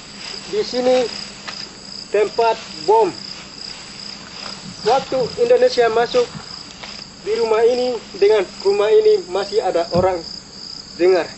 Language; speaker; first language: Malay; non-native, local second language; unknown